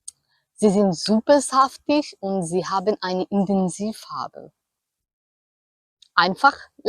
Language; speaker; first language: German; non-native, fluent; Spanish